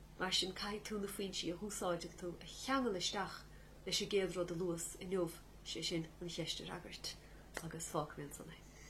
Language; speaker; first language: Irish; native; Irish